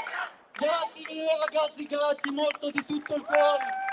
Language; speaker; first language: Italian; non-native, learner; Arabic